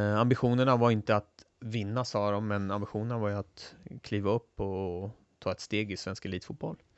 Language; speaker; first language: Swedish; early bilingual, other home language; Turoyo